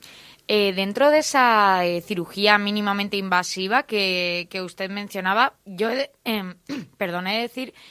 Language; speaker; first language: Spanish; native; Spanish